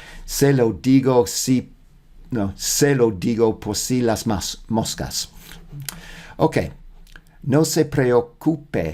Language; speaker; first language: Spanish; non-native, learner; English